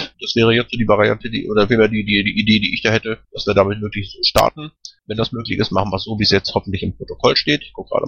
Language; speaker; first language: German; native; German